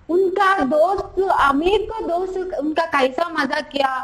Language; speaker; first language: Hindi; non-native, local second language; Telugu